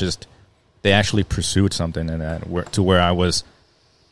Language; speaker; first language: English; native; English